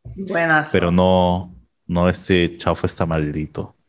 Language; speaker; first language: Spanish; native; Spanish